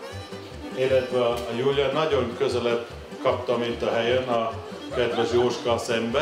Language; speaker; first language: Hungarian; non-native, learner; German